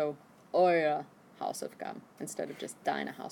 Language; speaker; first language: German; non-native, fluent; English